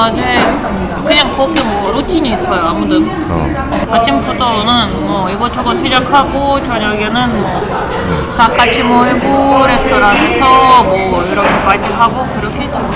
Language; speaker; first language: Korean; non-native, learner; Russian